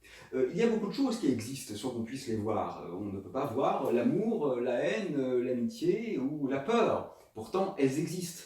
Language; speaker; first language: French; native; French